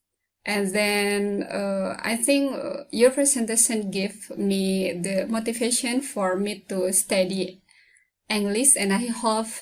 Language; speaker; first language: English; non-native, learner; Indonesian